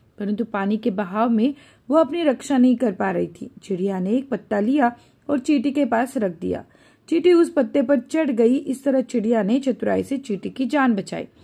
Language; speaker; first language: Hindi; non-native, local second language; Marathi